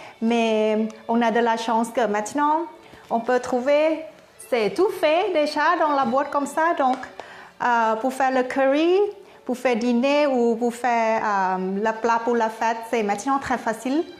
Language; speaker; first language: French; non-native, learner; Thai